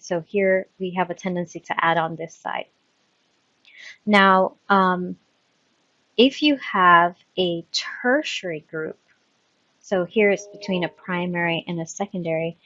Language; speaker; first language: English; native; English